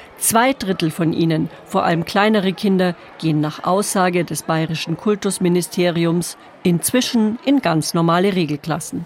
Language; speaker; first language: German; native; German